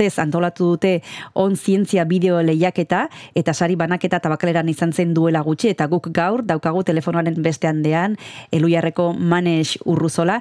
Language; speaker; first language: Basque; native; Basque